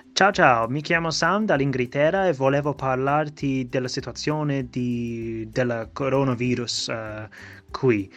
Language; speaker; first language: Italian; non-native, fluent; English